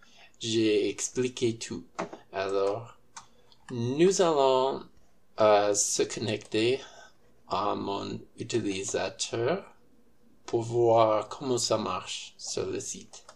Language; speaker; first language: French; non-native, fluent; English